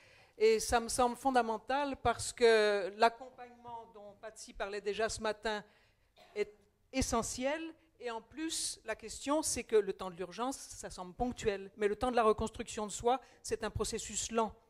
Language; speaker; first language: French; native; French